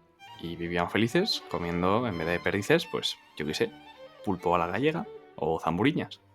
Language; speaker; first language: Spanish; native; Spanish